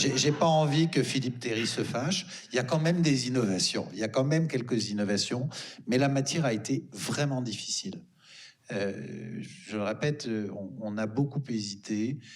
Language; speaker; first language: French; native; French